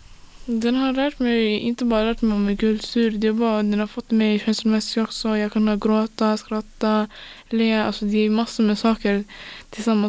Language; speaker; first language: Swedish; early bilingual, other home language; Persian